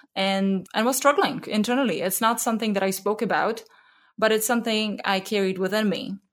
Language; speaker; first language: English; non-native, fluent; Czech